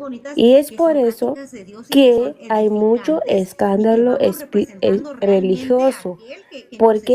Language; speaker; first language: Spanish; non-native, fluent; Portuguese